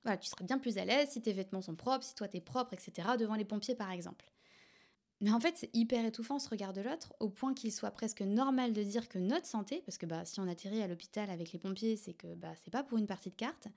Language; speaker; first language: French; native; French